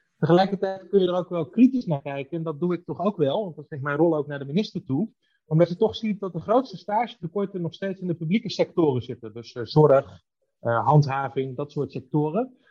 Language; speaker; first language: Dutch; native; Dutch